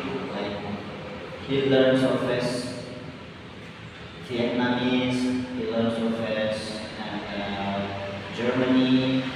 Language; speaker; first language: English; non-native, learner; Indonesian